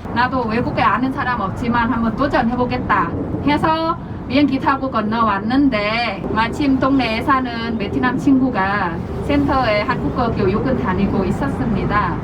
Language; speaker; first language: Korean; non-native, fluent; Vietnamese